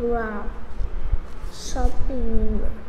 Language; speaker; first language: English; non-native, learner; Vietnamese